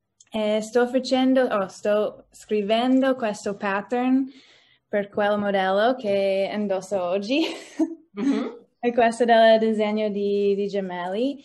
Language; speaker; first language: Italian; non-native, learner; English